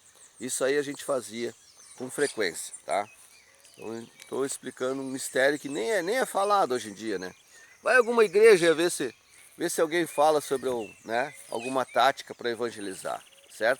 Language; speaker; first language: Portuguese; native; Portuguese